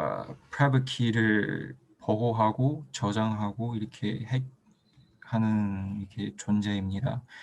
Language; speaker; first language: Korean; non-native, fluent; Chinese